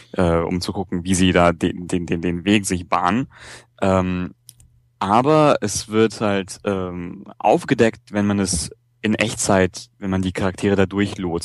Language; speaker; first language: German; native; German